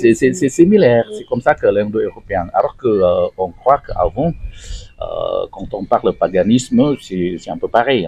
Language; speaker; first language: French; non-native, learner; Indonesian